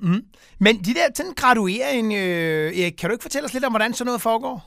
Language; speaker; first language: Danish; native; Danish